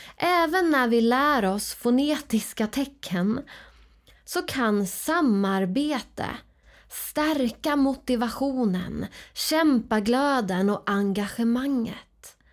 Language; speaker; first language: Swedish; native; Swedish